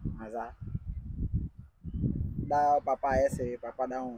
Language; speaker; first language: Portuguese; non-native, learner; Vietnamese